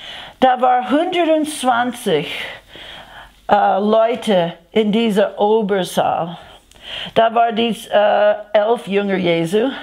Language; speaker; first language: German; non-native, fluent; English